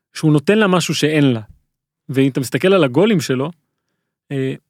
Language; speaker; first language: Hebrew; native; Hebrew